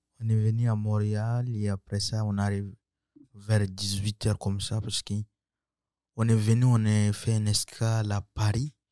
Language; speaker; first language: French; non-native, local second language; Sango